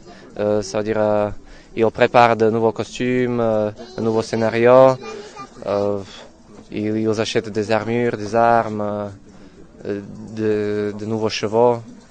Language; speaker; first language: French; non-native, fluent; Slovak